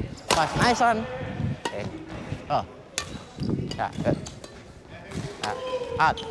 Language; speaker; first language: English; non-native, fluent; Indonesian